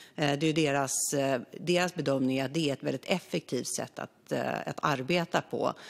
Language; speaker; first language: Swedish; native; Swedish